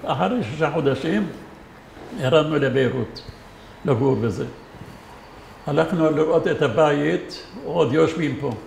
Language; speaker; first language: Hebrew; non-native, fluent; Arabic